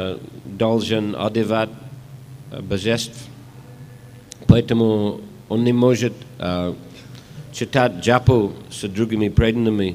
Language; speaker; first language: Russian; non-native, fluent; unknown